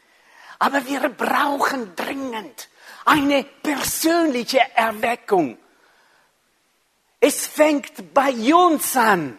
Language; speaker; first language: German; non-native, fluent; Italian